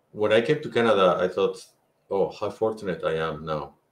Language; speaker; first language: English; non-native, fluent; Spanish